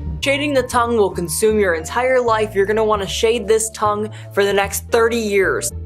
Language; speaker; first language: English; native; English